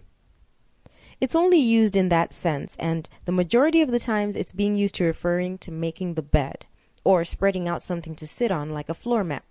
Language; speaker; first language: English; non-native, local second language; Shona